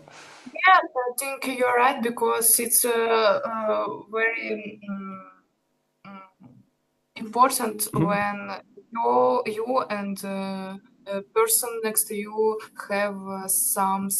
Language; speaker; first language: English; non-native, learner; Russian